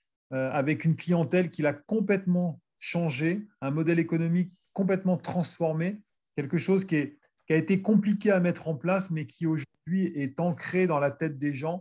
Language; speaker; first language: French; native; French